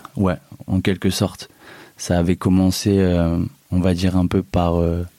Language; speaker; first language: French; native; French